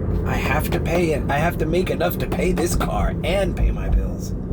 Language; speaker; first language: English; early bilingual, other home language; Spanish